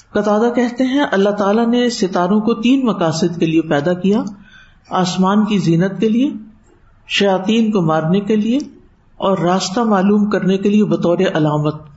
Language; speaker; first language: Urdu; native; Urdu